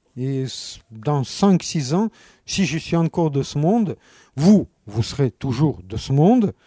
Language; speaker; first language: French; non-native, fluent; Russian